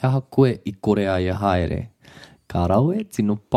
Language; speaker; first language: Māori; non-native, fluent; English